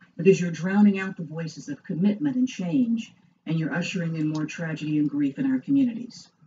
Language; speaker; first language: English; native; English